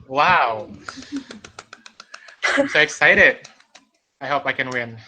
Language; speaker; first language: English; non-native, fluent; Indonesian